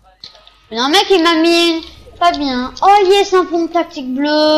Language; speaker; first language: French; native; French